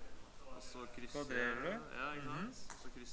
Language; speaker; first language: Norwegian; native; Norwegian